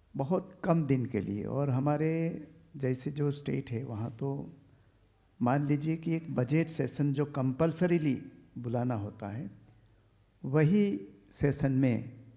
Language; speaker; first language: Hindi; non-native, local second language; Gujarati